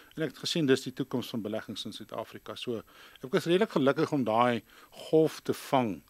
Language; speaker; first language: Afrikaans; native; Afrikaans